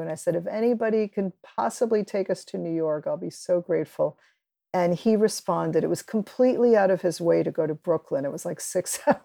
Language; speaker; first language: English; early bilingual, other home language; Spanish